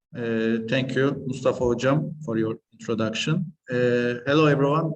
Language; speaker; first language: English; non-native, fluent; Turkish